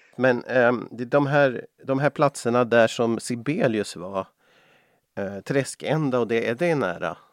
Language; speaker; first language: Swedish; native; Swedish